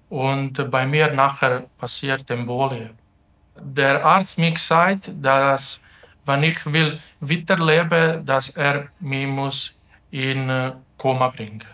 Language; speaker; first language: German; non-native, learner; Turkish